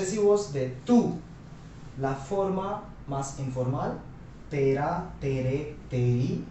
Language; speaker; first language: Spanish; non-native, fluent; Hindi